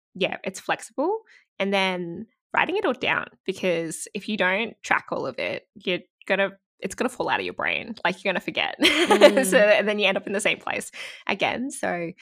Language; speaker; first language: English; native; English